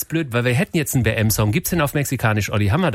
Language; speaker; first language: German; native; German